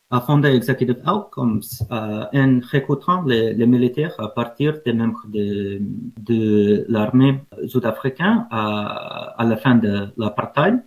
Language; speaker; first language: French; non-native, learner; English